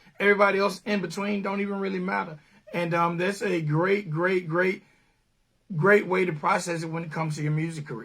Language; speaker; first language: English; native; English